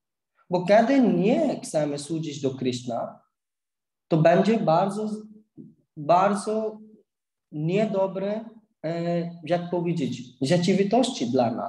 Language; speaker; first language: Polish; non-native, learner; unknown